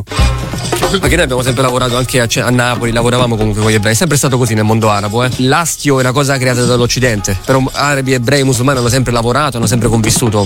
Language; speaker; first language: Italian; early bilingual, other home language; Arabic